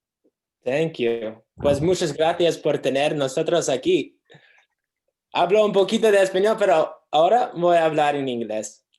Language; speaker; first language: Spanish; non-native, learner; English